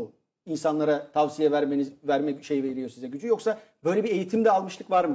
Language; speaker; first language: Turkish; native; Turkish